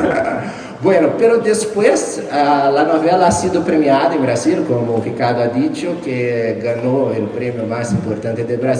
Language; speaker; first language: Spanish; non-native, fluent; Portuguese